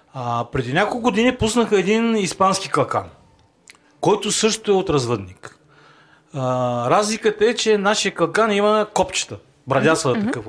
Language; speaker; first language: Bulgarian; native; Bulgarian